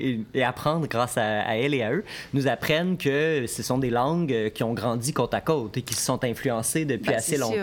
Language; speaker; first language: French; native; French